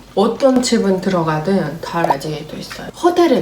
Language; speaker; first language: Korean; non-native, fluent; Russian